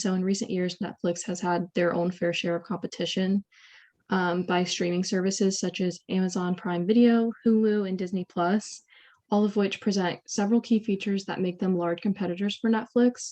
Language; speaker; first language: English; native; English